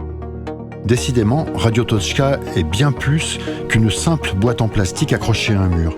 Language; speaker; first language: French; native; French